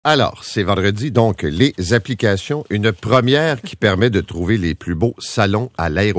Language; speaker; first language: French; native; French